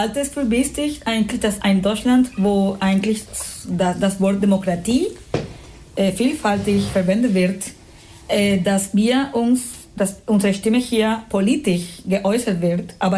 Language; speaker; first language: German; non-native, fluent; Spanish